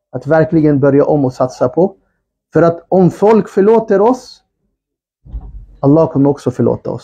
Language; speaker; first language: Swedish; non-native, fluent; Urdu